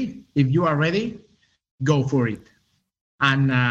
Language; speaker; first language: English; non-native, learner; Spanish